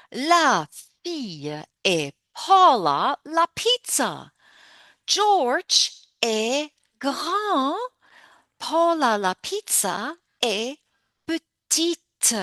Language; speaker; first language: French; non-native, fluent; English